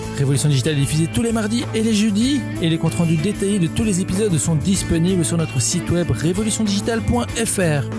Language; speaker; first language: French; native; French